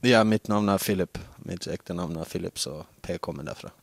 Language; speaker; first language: Norwegian; non-native, fluent; English